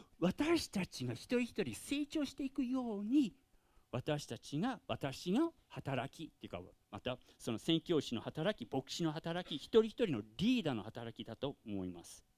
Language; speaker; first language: Japanese; non-native, fluent; English